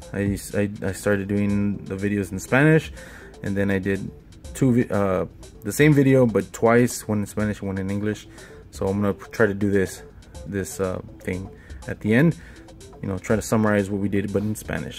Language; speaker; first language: English; early bilingual, other home language; Spanish